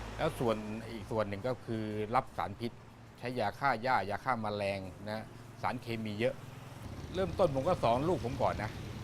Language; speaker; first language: Thai; native; Thai